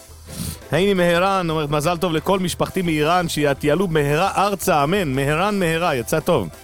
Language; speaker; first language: Hebrew; native; Hebrew